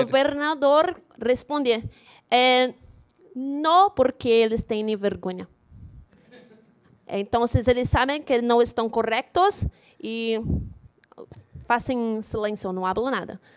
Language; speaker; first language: Spanish; non-native, learner; Portuguese